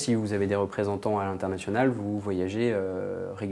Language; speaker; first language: French; native; French